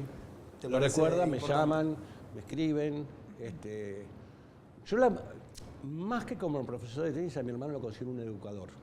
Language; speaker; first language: Spanish; native; Spanish